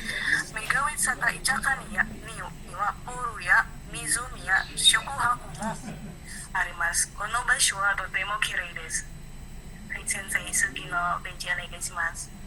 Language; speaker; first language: Japanese; non-native, learner; Indonesian